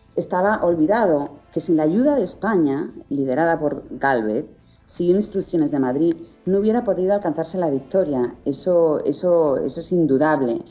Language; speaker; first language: Spanish; native; Spanish